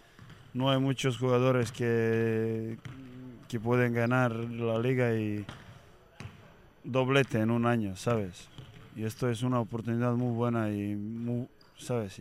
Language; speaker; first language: Spanish; non-native, learner; Serbian